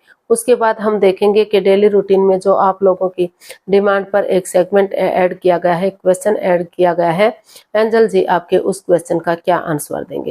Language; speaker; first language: Hindi; native; Hindi